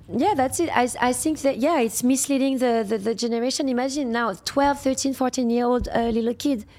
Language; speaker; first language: English; non-native, fluent; French